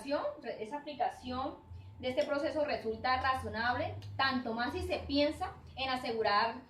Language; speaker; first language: Spanish; native; Spanish